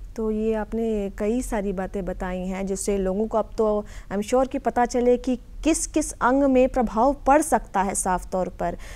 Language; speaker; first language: Hindi; native; Hindi